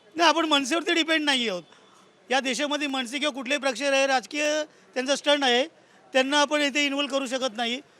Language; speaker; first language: Marathi; non-native, local second language; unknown